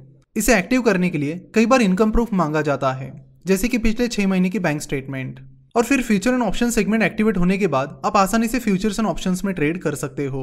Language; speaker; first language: Hindi; non-native, local second language; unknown